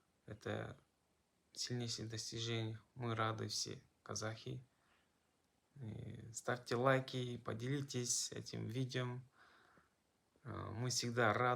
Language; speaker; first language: Russian; non-native, local second language; Kazakh